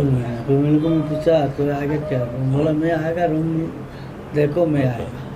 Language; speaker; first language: Hindi; non-native, local second language; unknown